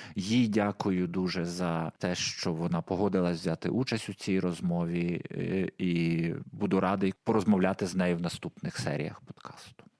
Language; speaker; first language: Ukrainian; native; Ukrainian